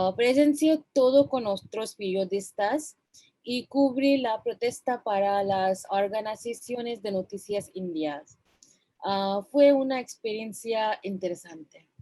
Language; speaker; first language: Spanish; non-native, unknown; Bangla